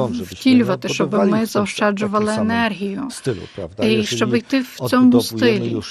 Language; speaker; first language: Ukrainian; non-native, fluent; Polish